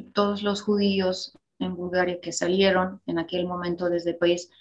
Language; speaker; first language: Spanish; non-native, fluent; Bulgarian